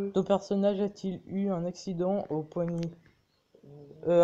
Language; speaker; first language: French; native; French